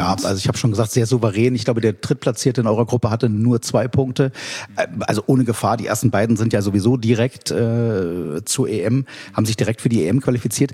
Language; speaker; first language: German; native; German